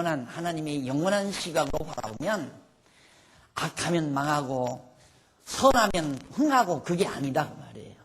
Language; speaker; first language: Korean; native; Korean